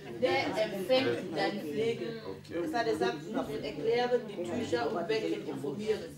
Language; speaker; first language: German; non-native, fluent; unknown